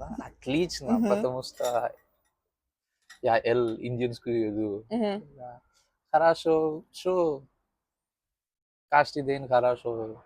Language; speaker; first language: Russian; non-native, learner; Tamil